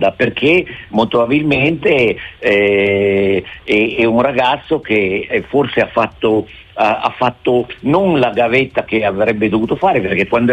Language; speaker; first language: Italian; native; Italian